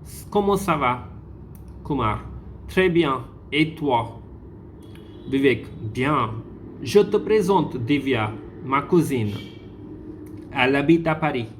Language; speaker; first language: French; non-native, fluent; Tamil